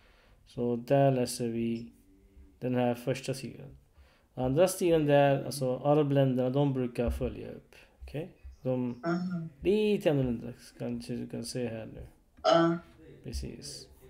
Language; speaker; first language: Swedish; non-native, learner; Urdu